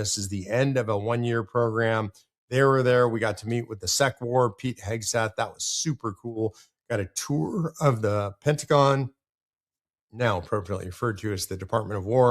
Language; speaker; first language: English; native; English